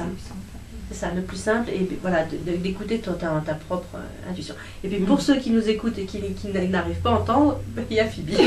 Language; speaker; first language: French; native; French